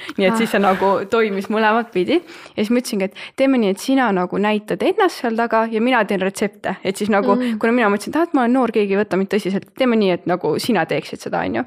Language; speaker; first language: Estonian; native; Estonian